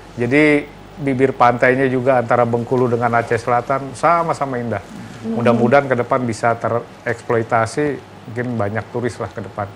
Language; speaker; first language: Indonesian; native; Indonesian